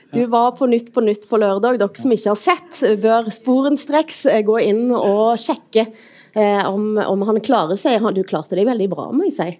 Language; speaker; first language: Norwegian; native; Norwegian